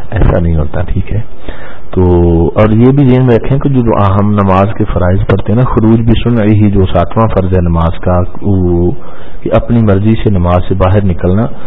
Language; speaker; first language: Urdu; non-native, local second language; Punjabi